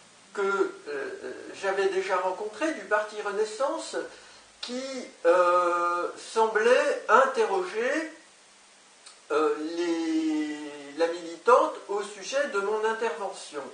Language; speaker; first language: French; native; French